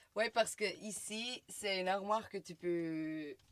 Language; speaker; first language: French; non-native, learner; German